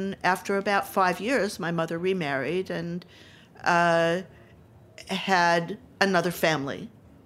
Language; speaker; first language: English; native; English